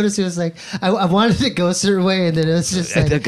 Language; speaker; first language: English; native; English